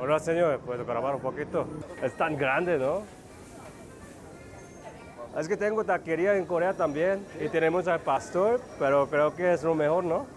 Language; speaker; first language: Spanish; non-native, learner; Korean